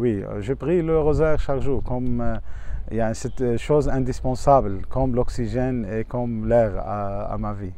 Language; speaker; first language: French; non-native, local second language; Arabic